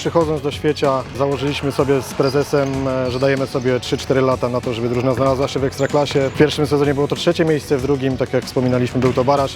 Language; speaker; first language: Polish; native; Polish